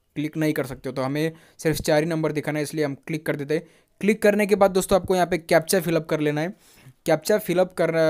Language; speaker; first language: Hindi; non-native, local second language; Marathi